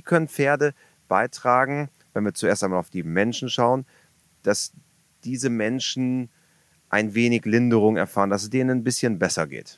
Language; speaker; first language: German; native; German